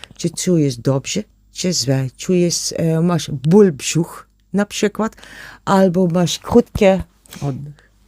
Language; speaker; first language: Polish; non-native, learner; German